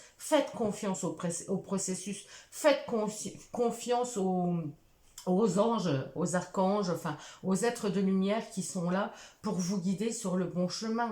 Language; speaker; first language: French; native; French